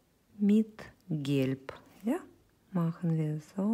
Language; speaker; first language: German; non-native, fluent; Russian